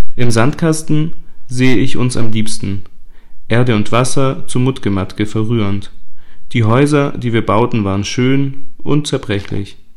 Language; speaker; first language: German; native; German